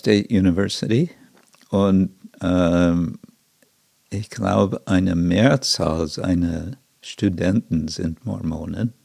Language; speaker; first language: German; non-native, fluent; English